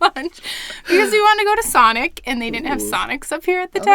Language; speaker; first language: English; native; English